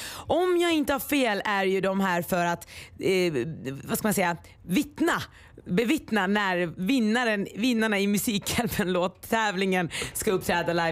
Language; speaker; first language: Swedish; native; Swedish